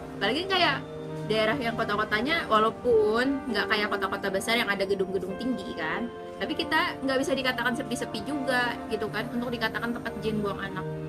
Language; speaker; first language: Indonesian; native; Indonesian